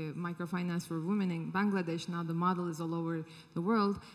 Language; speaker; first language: English; non-native, fluent; Turkish